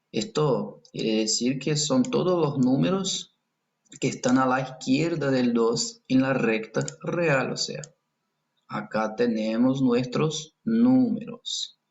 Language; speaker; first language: Spanish; non-native, fluent; Portuguese